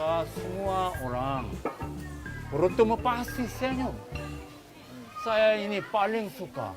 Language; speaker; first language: Indonesian; non-native, learner; Korean